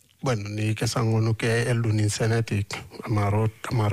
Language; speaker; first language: Basque; non-native, learner; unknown